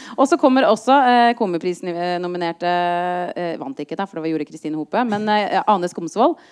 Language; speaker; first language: Norwegian; native; Norwegian